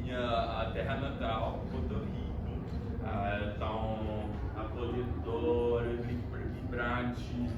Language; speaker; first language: Portuguese; non-native, learner; Spanish